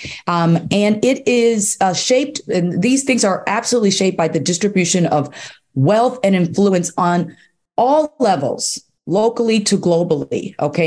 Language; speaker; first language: English; native; English